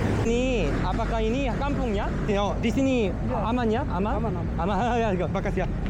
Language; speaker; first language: Indonesian; non-native, learner; Korean